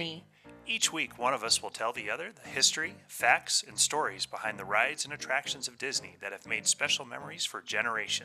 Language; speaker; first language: English; native; English